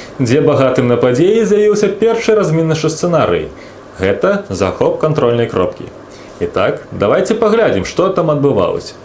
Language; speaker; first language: Belarusian; non-native, local second language; Russian